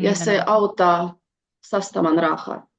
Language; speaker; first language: Finnish; non-native, fluent; Russian